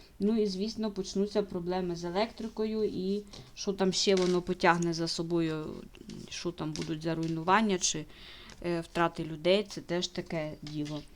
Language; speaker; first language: Ukrainian; non-native, local second language; Russian